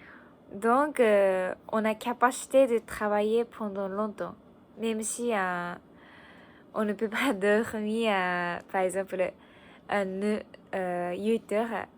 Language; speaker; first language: French; non-native, learner; Japanese